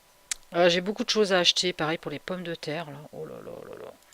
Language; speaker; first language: French; native; French